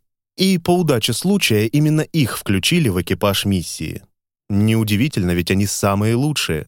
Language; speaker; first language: Russian; native; Russian